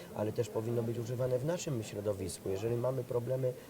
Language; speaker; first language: Polish; native; Polish